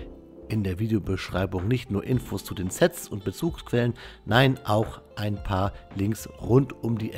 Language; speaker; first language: German; native; German